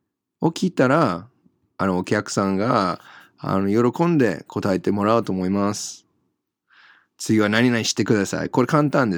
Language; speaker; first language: Japanese; non-native, fluent; English